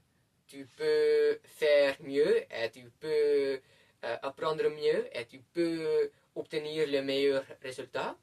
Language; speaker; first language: French; non-native, learner; Dutch